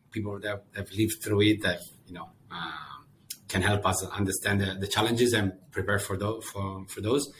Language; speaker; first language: English; non-native, fluent; Italian